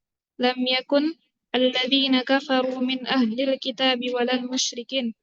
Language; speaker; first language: Arabic; non-native, learner; Indonesian